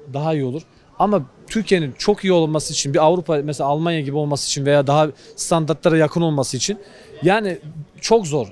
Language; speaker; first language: Turkish; native; Turkish